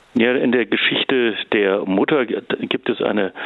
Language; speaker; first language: German; native; German